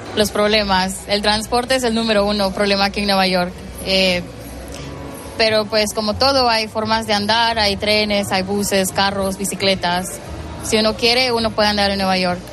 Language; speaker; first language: Spanish; early bilingual, heritage; Spanish